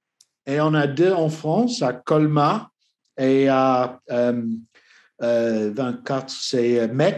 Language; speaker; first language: French; non-native, learner; English